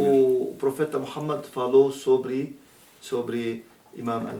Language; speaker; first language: Portuguese; non-native, learner; Arabic